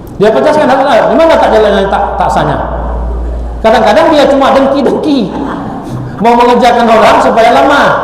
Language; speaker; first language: Indonesian; native; Indonesian